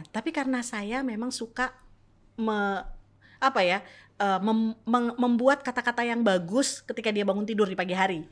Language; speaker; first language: Indonesian; native; Indonesian